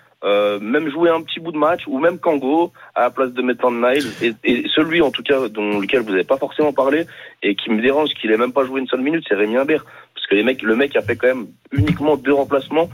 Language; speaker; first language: French; native; French